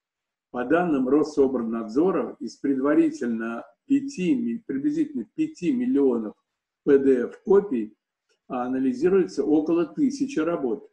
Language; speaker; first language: Russian; native; Russian